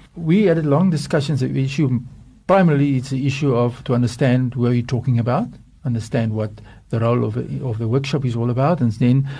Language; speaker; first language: English; non-native, local second language; Afrikaans